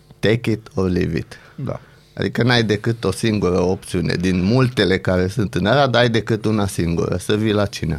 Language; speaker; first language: Romanian; native; Romanian